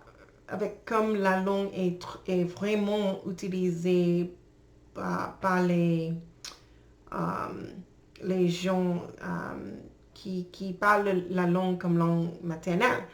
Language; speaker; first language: French; non-native, learner; English